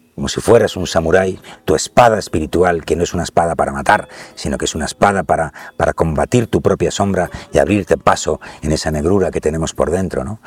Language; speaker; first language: Spanish; native; Spanish